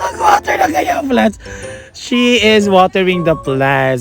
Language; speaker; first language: English; non-native, local second language; Filipino